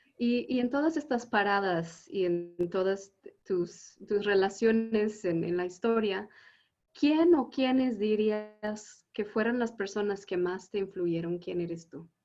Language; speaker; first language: Spanish; native; Spanish